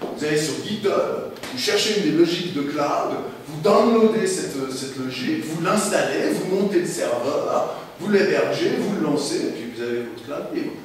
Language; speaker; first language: French; native; French